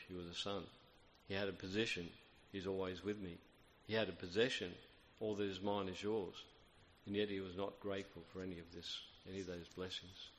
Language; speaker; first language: English; native; English